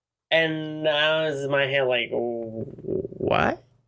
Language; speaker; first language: English; non-native, fluent; Spanish